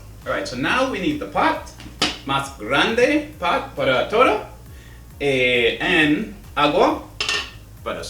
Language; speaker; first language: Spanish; non-native, learner; English